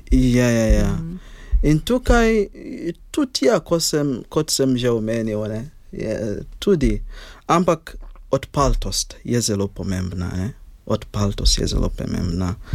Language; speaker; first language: Slovenian; non-native, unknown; Ganda